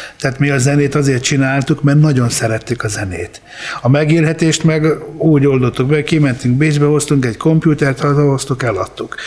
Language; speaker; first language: Hungarian; early bilingual, other home language; Italian